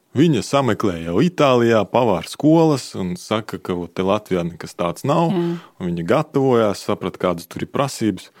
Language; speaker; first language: Latvian; non-native, local second language; Russian